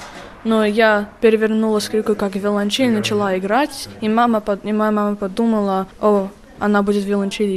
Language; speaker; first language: Russian; early bilingual, heritage; Russian